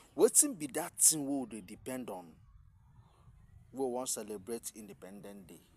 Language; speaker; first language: Nigerian Pidgin; non-native, local second language; Igbo